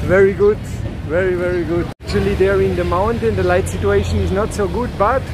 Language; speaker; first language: English; non-native, fluent; German